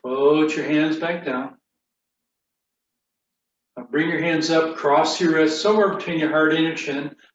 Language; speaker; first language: English; native; English